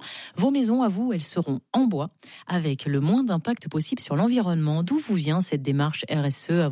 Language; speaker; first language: French; native; French